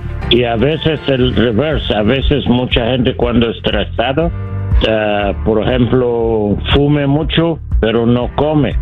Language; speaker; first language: Spanish; non-native, learner; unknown